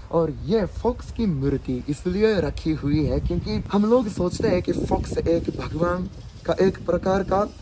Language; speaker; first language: Hindi; non-native, fluent; Japanese